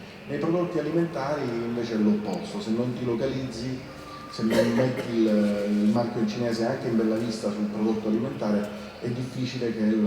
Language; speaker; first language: Italian; native; Italian